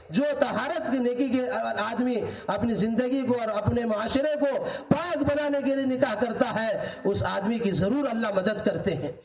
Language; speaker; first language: Urdu; native; Urdu